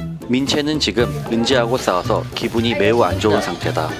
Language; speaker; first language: Korean; native; Korean